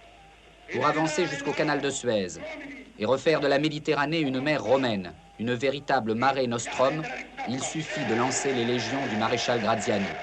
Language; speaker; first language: French; native; French